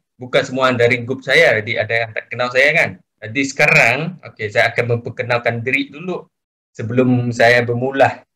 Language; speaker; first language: Malay; non-native, local second language; Chinese